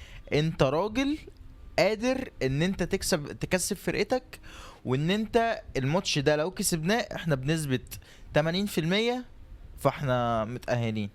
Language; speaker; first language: Arabic; native; Arabic